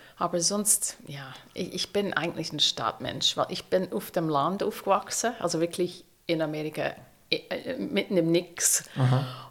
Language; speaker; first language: German; non-native, fluent; English